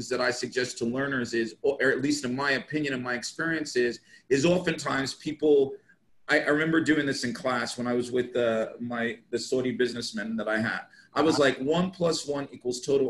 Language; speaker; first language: English; native; English